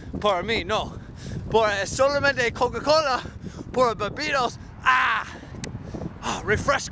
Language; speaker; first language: Spanish; non-native, learner; English